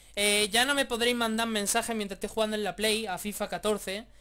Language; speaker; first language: Spanish; native; Spanish